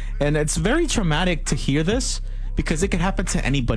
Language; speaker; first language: English; early bilingual, other home language; Spanish